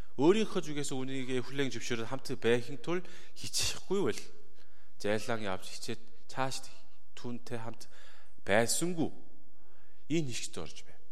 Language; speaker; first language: Mongolian; non-native, fluent; Korean